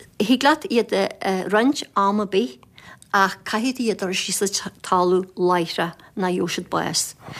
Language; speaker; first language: Irish; native; Irish